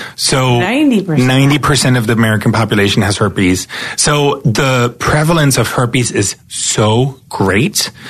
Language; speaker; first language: English; non-native, fluent; German